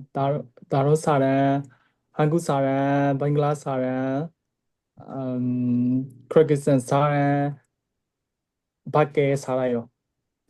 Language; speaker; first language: Korean; non-native, learner; Burmese